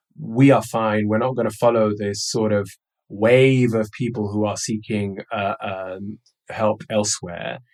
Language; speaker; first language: English; early bilingual, other home language; Somali